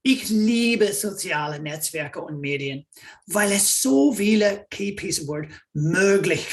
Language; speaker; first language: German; non-native, fluent; English